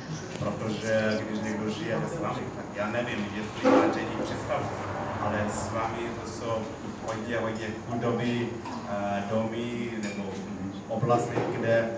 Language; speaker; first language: Czech; non-native, learner; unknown